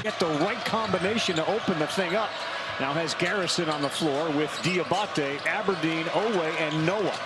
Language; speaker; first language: English; native; English